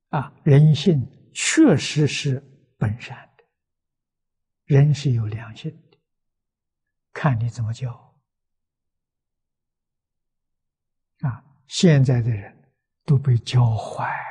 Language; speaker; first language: Chinese; native; Chinese